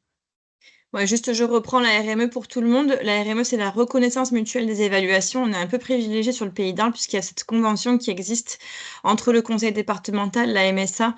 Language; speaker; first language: French; native; French